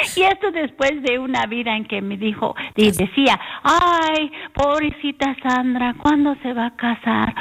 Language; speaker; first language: Spanish; early bilingual, heritage; English